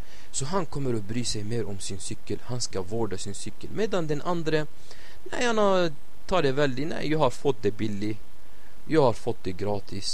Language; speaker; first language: Swedish; non-native, fluent; Arabic